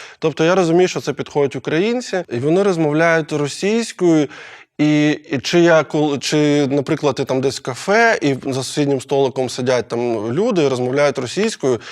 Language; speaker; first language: Ukrainian; non-native, local second language; Russian